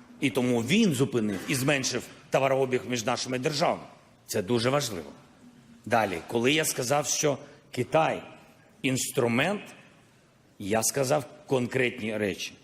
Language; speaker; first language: Ukrainian; non-native, local second language; Russian